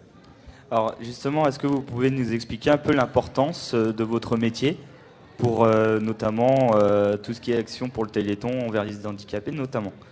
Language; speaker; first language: French; native; French